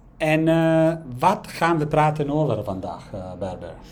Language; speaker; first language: Dutch; non-native, learner; Italian